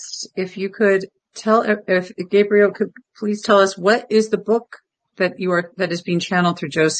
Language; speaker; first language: English; native; English